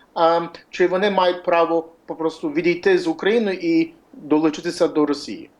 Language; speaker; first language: Ukrainian; early bilingual, heritage; Ukrainian